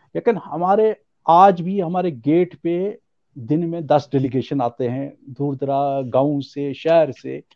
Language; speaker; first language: Urdu; non-native, local second language; Pahari-Potwari